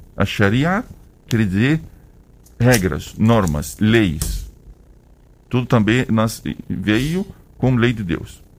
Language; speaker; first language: Portuguese; non-native, learner; Arabic